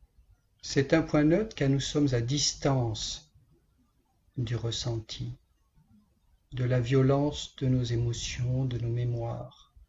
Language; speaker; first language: French; native; French